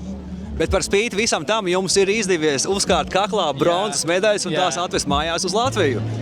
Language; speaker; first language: Latvian; native; Latvian